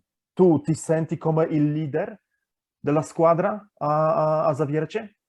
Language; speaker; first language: Italian; non-native, fluent; Polish